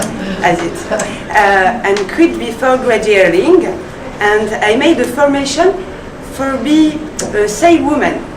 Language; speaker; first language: English; non-native, learner; French